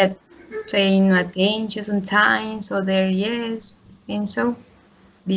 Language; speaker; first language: English; non-native, learner; Spanish